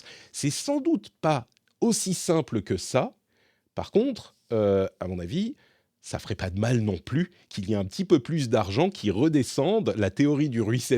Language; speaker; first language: French; native; French